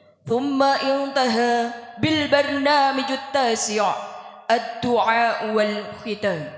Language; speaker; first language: Arabic; non-native, learner; Indonesian